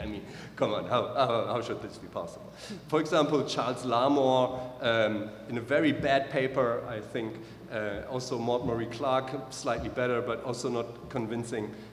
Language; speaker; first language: English; non-native, fluent; German